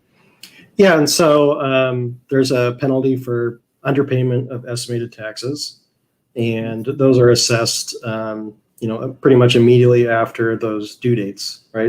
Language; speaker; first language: English; native; English